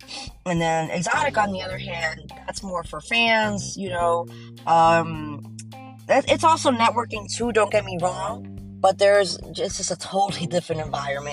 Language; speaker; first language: English; native; English